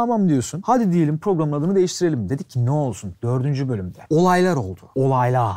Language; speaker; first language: Turkish; native; Turkish